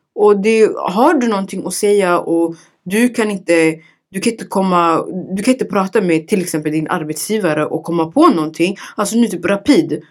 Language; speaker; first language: Swedish; early bilingual, other home language; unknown